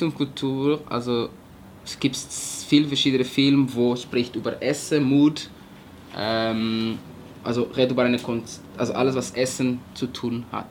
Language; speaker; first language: German; non-native, fluent; Portuguese